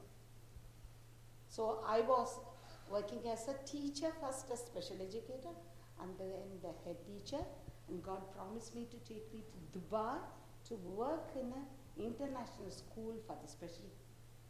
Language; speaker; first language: English; non-native, local second language; Tamil